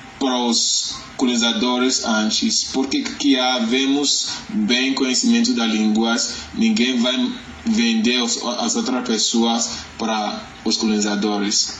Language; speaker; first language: Portuguese; non-native, learner; Yoruba